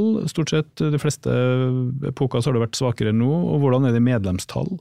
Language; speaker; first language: Norwegian; native; Norwegian